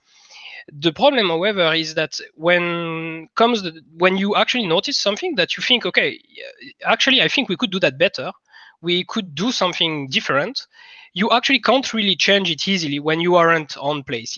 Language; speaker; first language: English; non-native, fluent; French